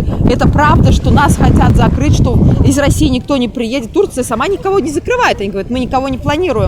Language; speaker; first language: Russian; native; Russian